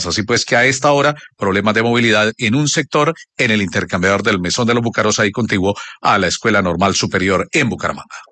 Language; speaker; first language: Spanish; native; Spanish